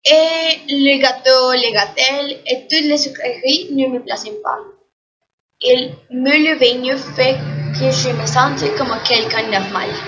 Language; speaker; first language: French; non-native, learner; Spanish